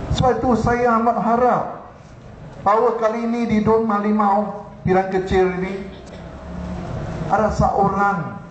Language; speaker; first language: Malay; non-native, local second language; Chinese